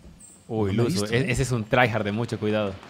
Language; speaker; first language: Spanish; native; Spanish